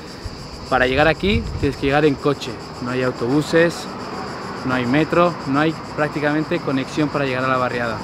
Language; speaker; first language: Spanish; native; Spanish